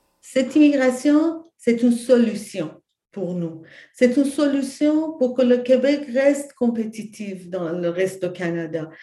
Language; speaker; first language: French; non-native, fluent; Persian